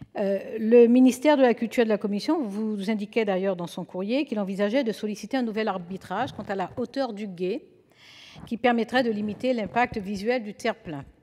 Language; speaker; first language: French; native; French